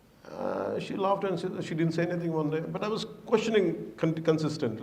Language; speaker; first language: English; non-native, local second language; Telugu